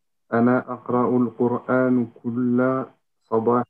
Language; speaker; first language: Arabic; non-native, learner; French